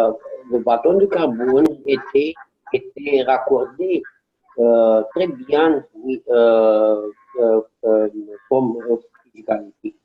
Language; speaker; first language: French; non-native, learner; Romanian